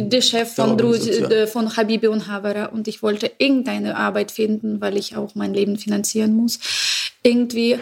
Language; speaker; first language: German; non-native, fluent; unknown